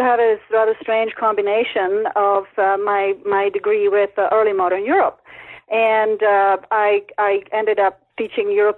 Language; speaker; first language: English; non-native, fluent; Czech